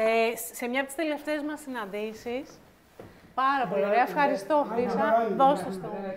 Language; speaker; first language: Greek; native; Greek